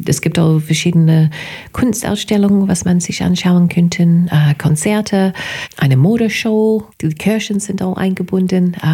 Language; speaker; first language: German; non-native, fluent; English